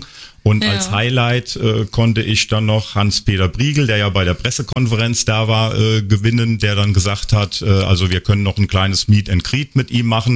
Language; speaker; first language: German; native; German